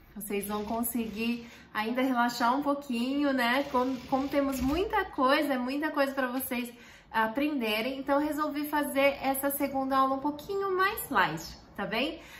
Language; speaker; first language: Portuguese; native; Portuguese